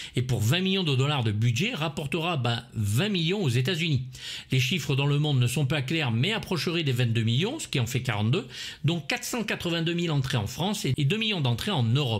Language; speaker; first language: French; native; French